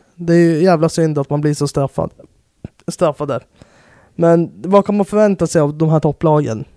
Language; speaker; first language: Swedish; native; Swedish